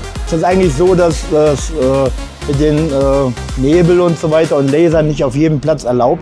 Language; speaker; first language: German; native; German